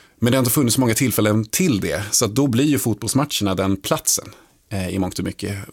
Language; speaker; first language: Swedish; early bilingual, other home language; Lingala